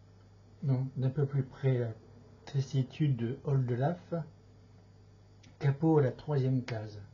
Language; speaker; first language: French; native; French